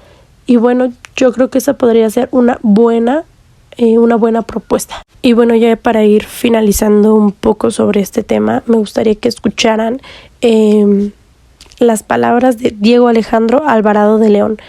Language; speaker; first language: Spanish; native; Spanish